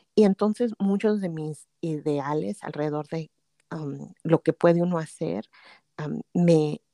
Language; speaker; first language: Spanish; native; Spanish